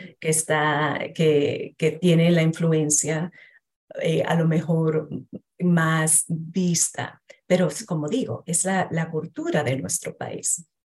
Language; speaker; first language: Spanish; early bilingual, heritage; Spanish